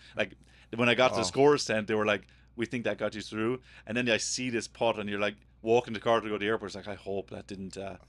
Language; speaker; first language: English; native; English